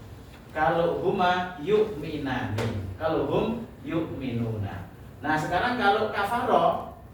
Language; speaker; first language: Indonesian; native; Indonesian